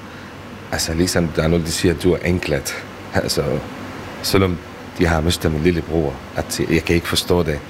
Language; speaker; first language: Danish; non-native, learner; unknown